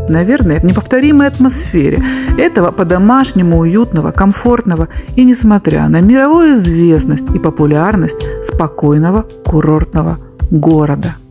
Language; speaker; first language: Russian; native; Russian